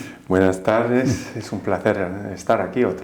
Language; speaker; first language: Spanish; non-native, fluent; English